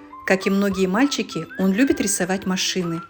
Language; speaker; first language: Russian; native; Russian